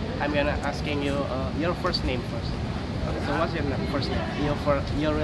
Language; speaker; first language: English; non-native, learner; Indonesian